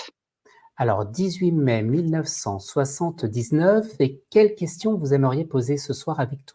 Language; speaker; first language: French; native; French